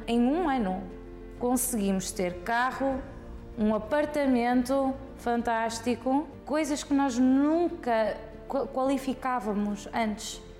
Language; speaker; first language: Portuguese; early bilingual, heritage; Portuguese